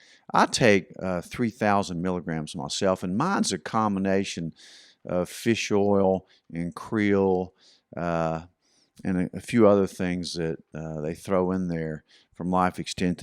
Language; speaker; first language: English; native; English